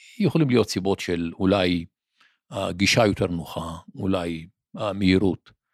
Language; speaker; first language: Hebrew; non-native, local second language; Arabic